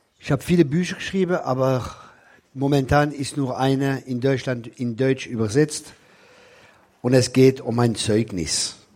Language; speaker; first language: German; non-native, local second language; Swiss German